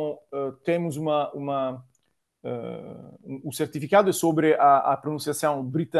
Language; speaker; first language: Portuguese; non-native, fluent; Italian